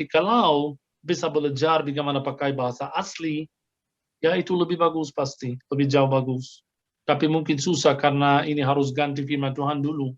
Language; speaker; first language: Indonesian; non-native, fluent; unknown